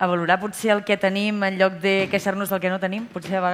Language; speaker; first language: Catalan; native; Catalan